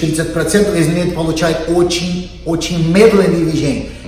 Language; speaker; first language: Russian; non-native, learner; Portuguese